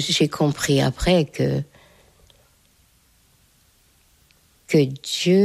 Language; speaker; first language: French; non-native, fluent; Hungarian